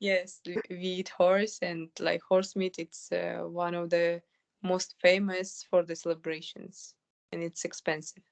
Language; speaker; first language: English; non-native, fluent; Kyrgyz